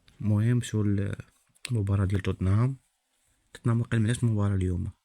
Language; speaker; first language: Arabic; native; Arabic